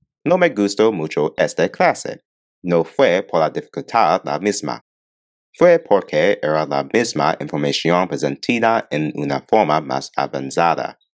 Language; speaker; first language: Spanish; non-native, learner; English